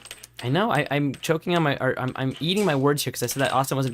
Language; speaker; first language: English; native; English